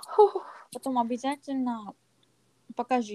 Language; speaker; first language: Russian; non-native, learner; Korean